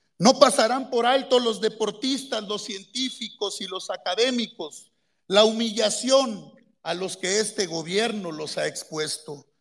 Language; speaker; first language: Spanish; native; Spanish